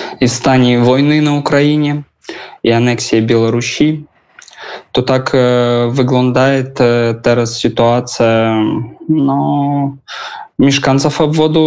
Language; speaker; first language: Polish; non-native, learner; Russian